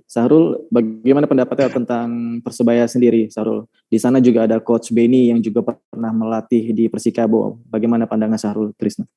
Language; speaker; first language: Indonesian; native; Indonesian